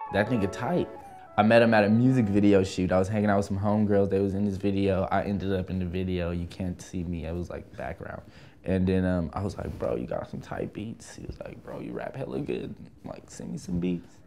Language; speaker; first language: English; native; English